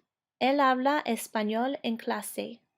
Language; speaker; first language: Spanish; non-native, fluent; English